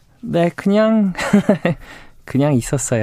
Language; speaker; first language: Korean; non-native, fluent; English